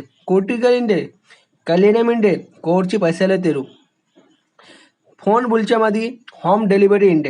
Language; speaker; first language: Malayalam; non-native, learner; Hindi